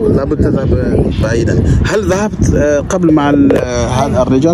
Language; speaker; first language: Arabic; non-native, learner; French